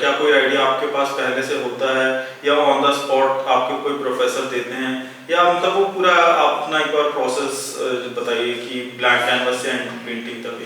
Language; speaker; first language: Hindi; native; Hindi